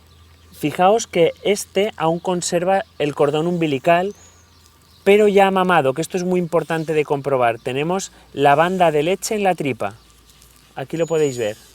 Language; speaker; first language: Spanish; native; Spanish